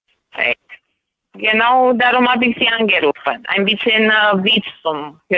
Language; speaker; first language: German; non-native, learner; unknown